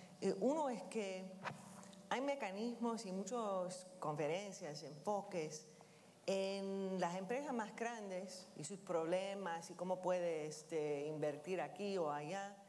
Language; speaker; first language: Spanish; non-native, fluent; English